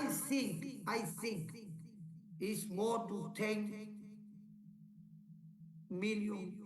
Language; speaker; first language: English; non-native, learner; Spanish